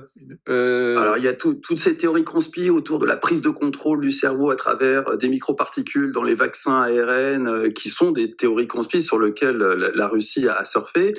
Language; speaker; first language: French; native; French